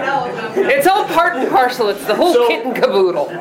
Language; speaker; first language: English; native; English